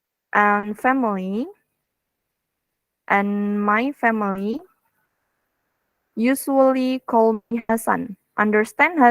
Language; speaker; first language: English; non-native, fluent; Indonesian